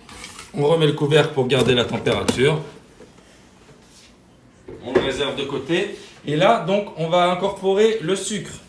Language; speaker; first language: French; native; French